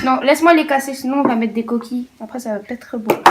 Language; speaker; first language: French; native; French